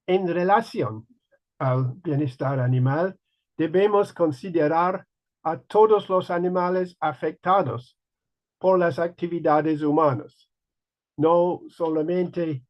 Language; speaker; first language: Spanish; non-native, learner; English